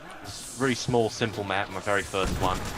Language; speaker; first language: English; native; English